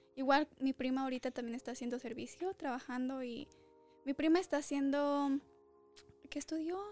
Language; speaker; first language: Spanish; early bilingual, other home language; English